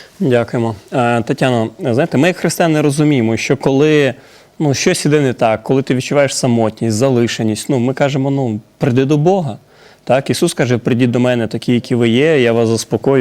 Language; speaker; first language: Ukrainian; native; Ukrainian